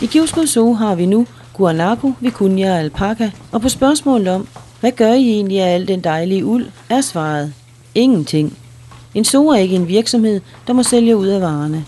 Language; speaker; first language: Danish; native; Danish